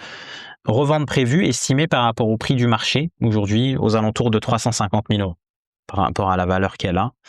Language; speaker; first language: French; native; French